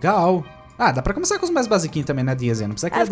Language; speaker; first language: Portuguese; native; Portuguese